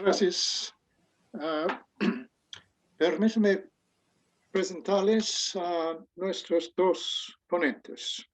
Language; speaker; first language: Spanish; non-native, fluent; English